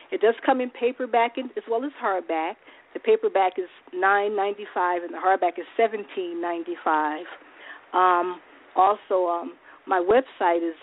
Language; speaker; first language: English; native; English